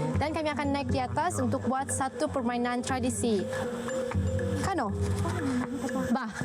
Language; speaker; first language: Malay; native; Malay